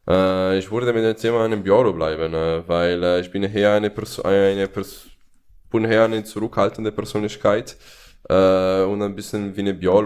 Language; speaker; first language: German; non-native, fluent; Italian